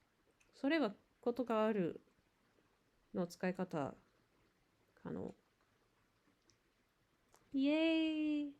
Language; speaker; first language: Japanese; non-native, learner; English